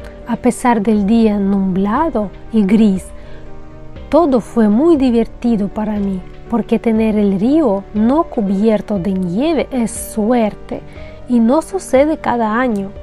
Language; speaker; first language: Spanish; non-native, fluent; Russian